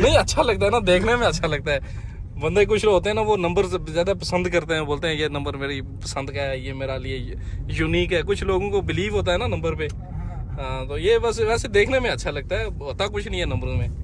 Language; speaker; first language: Hindi; native; Hindi